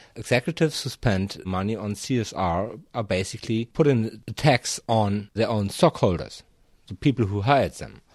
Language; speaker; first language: English; non-native, fluent; German